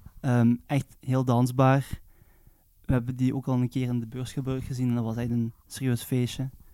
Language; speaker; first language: Dutch; native; Dutch